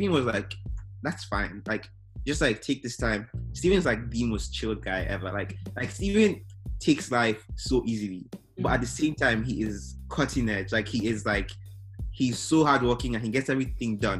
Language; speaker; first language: English; non-native, local second language; Igbo